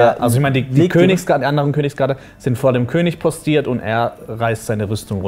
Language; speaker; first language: German; native; German